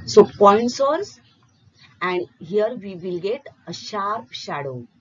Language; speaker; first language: English; non-native, local second language; Marathi